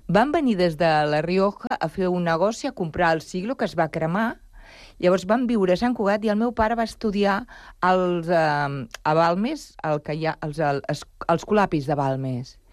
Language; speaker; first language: Catalan; non-native, local second language; Spanish